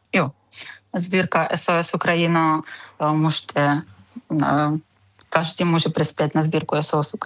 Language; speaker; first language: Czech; non-native, learner; Ukrainian